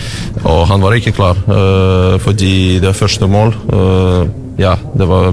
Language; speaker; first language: Norwegian; non-native, fluent; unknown